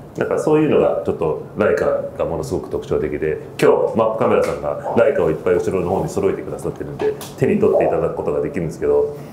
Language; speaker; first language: Japanese; early bilingual, heritage; Japanese